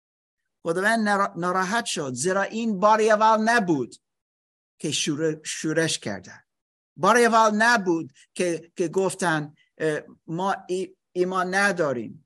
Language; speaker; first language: Persian; non-native, fluent; English